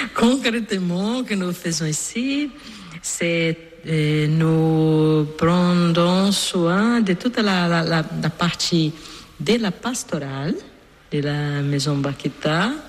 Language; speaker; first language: French; non-native, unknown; Portuguese